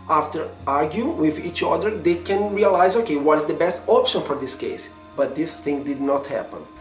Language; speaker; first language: English; non-native, fluent; Portuguese